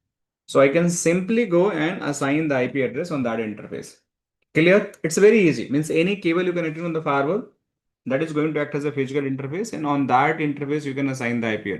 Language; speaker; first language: English; non-native, local second language; Hindi